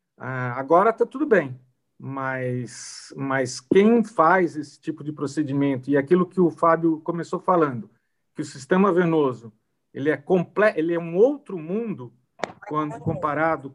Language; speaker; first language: Portuguese; native; Portuguese